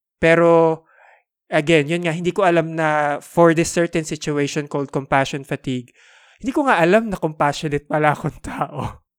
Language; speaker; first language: Filipino; native; Filipino